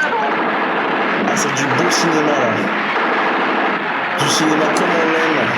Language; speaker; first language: French; native; French